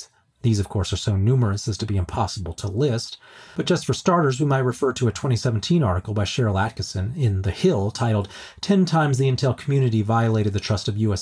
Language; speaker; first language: English; native; English